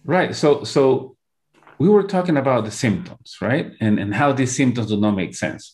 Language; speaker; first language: English; non-native, fluent; Spanish